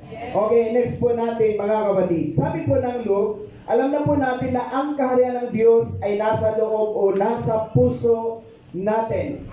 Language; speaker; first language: Filipino; non-native, local second language; Pampanga